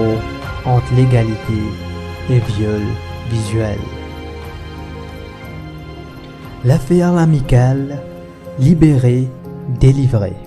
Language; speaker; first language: French; non-native, local second language; Morisyen